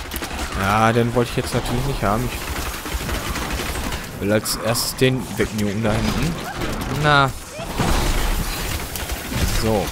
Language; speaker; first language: German; native; German